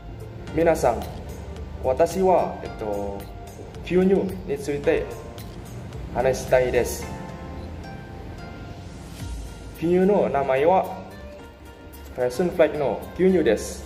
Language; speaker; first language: Japanese; non-native, learner; Indonesian